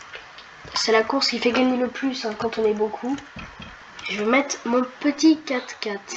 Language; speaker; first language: French; native; French